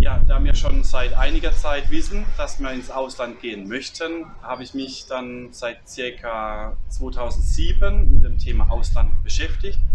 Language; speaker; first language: German; native; German